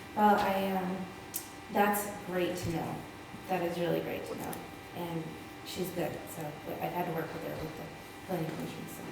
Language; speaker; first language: English; native; English